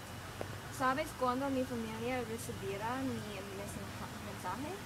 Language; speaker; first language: Spanish; non-native, learner; English